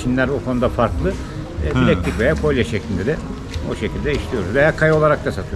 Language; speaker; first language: Turkish; native; Turkish